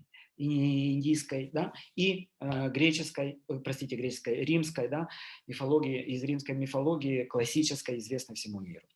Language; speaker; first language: Russian; native; Russian